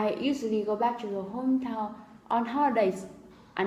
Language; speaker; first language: English; non-native, learner; Vietnamese